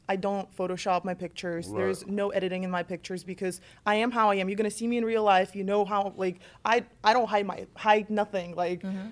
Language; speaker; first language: English; non-native, fluent; Russian